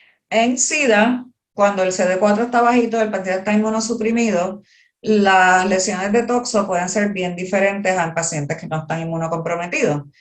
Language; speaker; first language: Spanish; native; Spanish